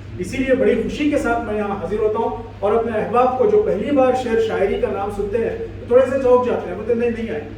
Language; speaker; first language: Urdu; native; Urdu